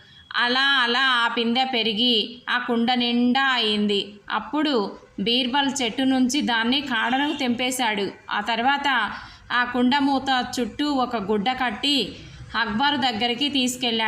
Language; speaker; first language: Telugu; native; Telugu